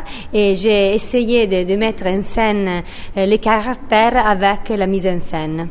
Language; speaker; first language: French; non-native, learner; Italian